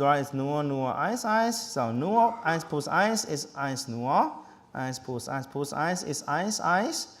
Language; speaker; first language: German; non-native, learner; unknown